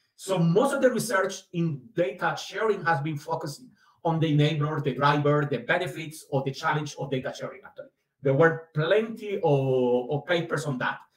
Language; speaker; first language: English; non-native, fluent; Spanish